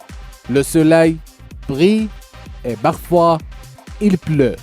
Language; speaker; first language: French; non-native, fluent; Arabic